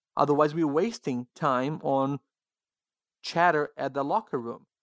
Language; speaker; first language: English; non-native, fluent; Portuguese